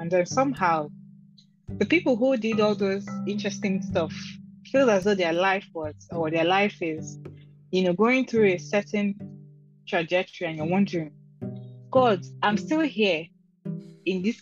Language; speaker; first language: English; non-native, local second language; Igbo